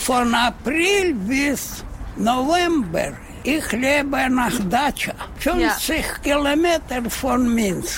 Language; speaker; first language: German; non-native, learner; Russian